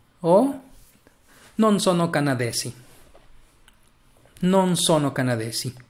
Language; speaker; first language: Italian; non-native, learner; Spanish